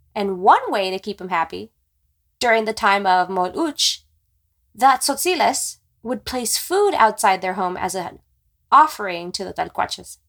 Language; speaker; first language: English; native; English